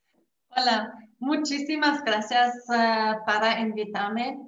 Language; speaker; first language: Spanish; non-native, fluent; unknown